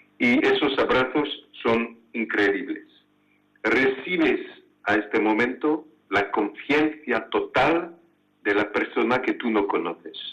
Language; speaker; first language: Spanish; non-native, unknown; French